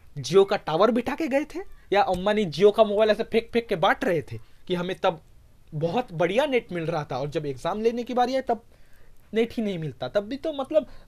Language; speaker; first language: Hindi; non-native, local second language; Bangla